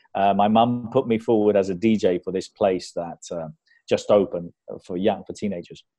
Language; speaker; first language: English; early bilingual, other home language; Spanish